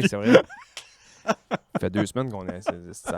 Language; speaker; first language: French; native; French